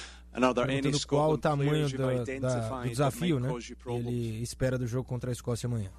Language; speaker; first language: Portuguese; native; Portuguese